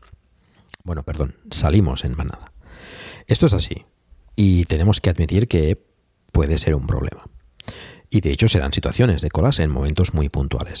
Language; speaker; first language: Spanish; native; Spanish